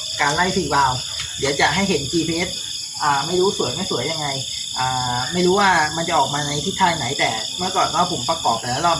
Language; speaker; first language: Thai; native; Thai